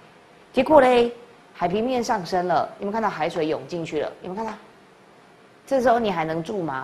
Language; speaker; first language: Chinese; native; Chinese